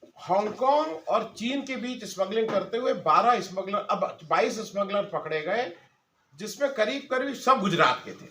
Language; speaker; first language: Hindi; native; Hindi